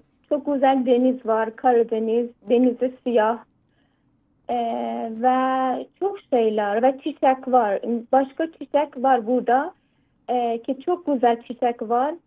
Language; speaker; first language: Turkish; non-native, learner; Persian